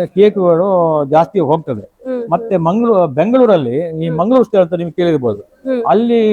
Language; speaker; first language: Kannada; non-native, local second language; Konkani